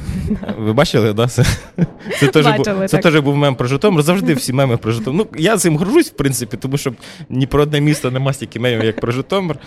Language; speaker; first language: Ukrainian; native; Ukrainian